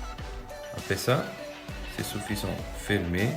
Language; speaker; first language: French; non-native, fluent; Italian